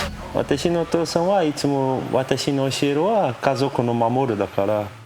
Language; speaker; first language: Japanese; non-native, learner; Portuguese